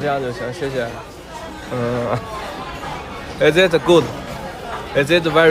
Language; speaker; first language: English; non-native, learner; Chinese